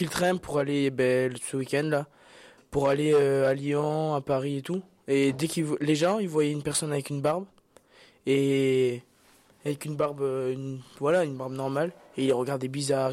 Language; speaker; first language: French; native; French